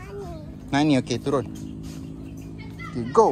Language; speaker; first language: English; non-native, local second language; Malay